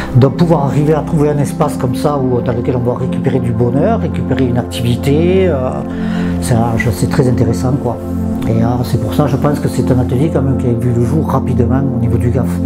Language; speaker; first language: French; native; French